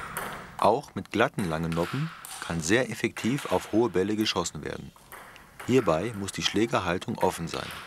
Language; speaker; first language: German; native; German